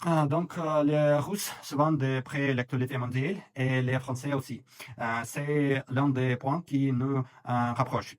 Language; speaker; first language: French; non-native, learner; Russian